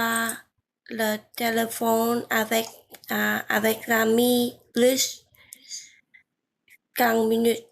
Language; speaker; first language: French; non-native, learner; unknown